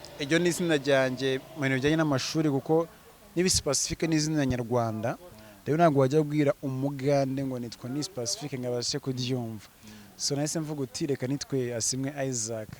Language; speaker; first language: Kinyarwanda; early bilingual, heritage; Kinyarwanda